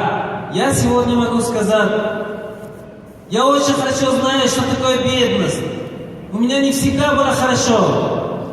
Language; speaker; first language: Russian; non-native, local second language; Tajik